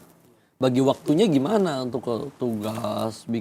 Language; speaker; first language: Indonesian; native; Indonesian